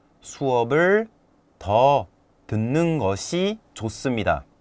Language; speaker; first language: Korean; non-native, fluent; French